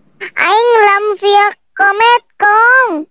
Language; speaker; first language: Vietnamese; non-native, learner; Indonesian